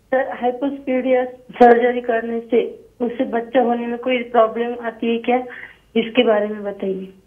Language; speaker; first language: Hindi; non-native, local second language; Marathi